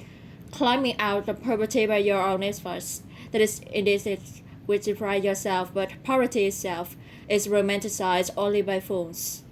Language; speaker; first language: English; non-native, learner; Vietnamese